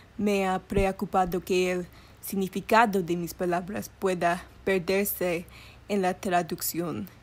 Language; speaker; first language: Spanish; early bilingual, heritage; English